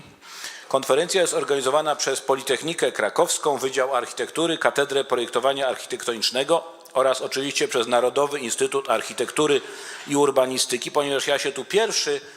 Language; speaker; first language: Polish; native; Polish